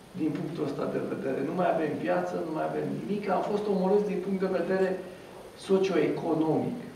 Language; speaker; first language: Romanian; non-native, local second language; Romany